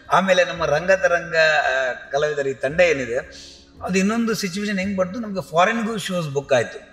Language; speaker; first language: Kannada; non-native, local second language; Tulu